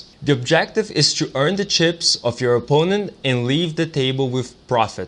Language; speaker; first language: English; non-native, fluent; Portuguese